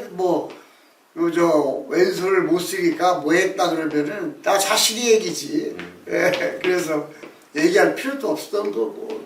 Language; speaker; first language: Korean; native; Korean